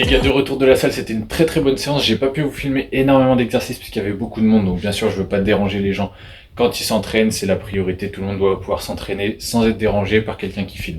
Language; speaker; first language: French; native; French